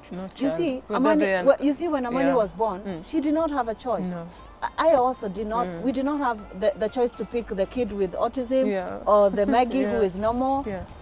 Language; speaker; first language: English; non-native, local second language; Kikuyu